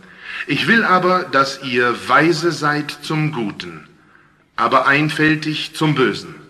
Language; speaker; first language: German; native; German